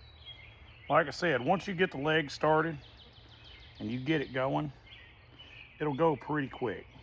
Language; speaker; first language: English; native; English